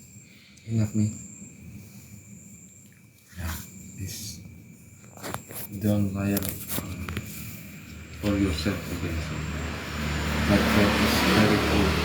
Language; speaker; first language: English; non-native, learner; Indonesian